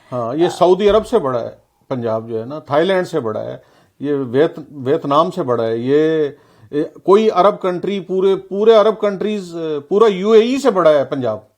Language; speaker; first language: Urdu; native; Urdu